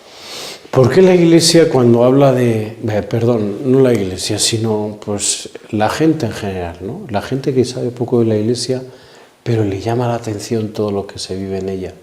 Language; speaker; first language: Spanish; native; Spanish